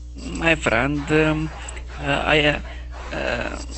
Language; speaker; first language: English; native; English